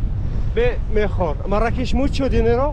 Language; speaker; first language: Spanish; non-native, learner; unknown